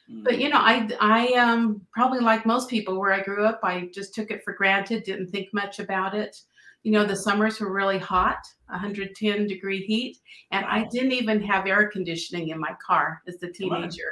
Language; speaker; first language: English; native; English